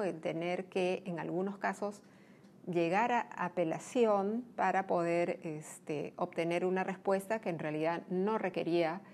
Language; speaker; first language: Spanish; native; Spanish